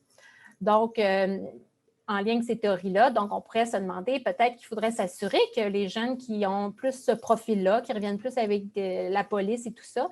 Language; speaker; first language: French; native; French